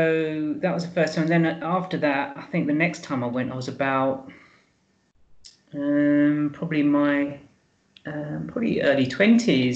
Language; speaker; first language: English; native; English